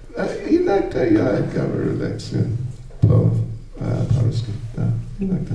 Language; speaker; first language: Russian; non-native, learner; English